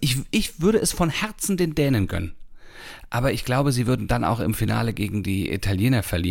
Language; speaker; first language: German; native; German